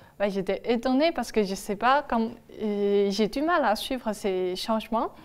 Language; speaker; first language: French; non-native, fluent; Chinese